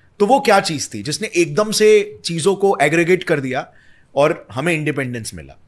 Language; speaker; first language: Hindi; native; Hindi